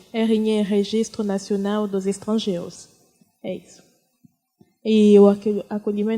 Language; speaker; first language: Portuguese; non-native, fluent; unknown